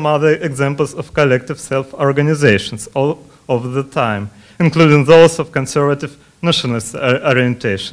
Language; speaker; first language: English; non-native, fluent; Russian